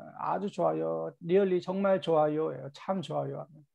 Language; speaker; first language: Korean; native; Korean